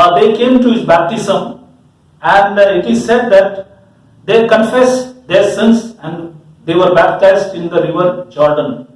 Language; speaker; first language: English; non-native, local second language; Malayalam